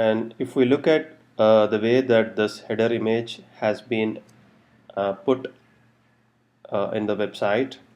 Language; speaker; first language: English; non-native, local second language; Telugu